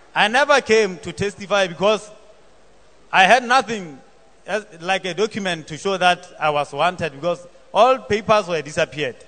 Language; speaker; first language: English; non-native, local second language; Southern Sotho